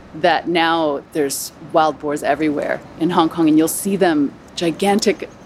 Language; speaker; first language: English; non-native, local second language; Cantonese